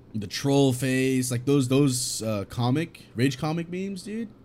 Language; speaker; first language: English; early bilingual, other home language; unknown